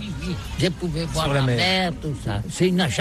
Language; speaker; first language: French; non-native, learner; Catalan